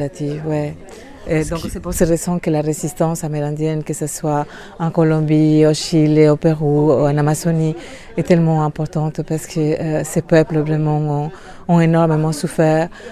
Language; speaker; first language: French; non-native, fluent; Spanish